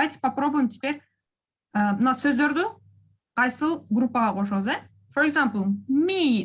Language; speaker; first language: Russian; native; Russian